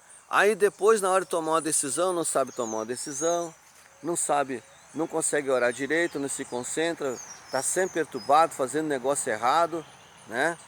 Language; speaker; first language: Portuguese; native; Portuguese